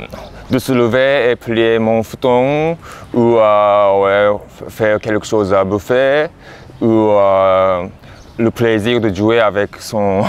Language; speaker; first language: French; non-native, fluent; Japanese